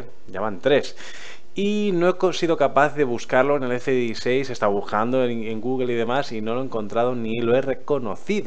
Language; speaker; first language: Spanish; native; Spanish